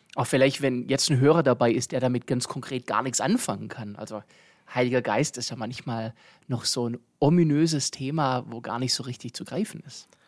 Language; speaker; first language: German; native; German